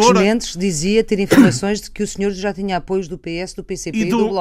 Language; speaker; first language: Portuguese; native; Portuguese